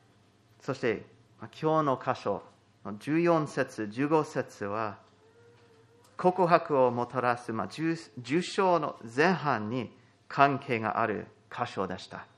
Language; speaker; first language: Japanese; non-native, fluent; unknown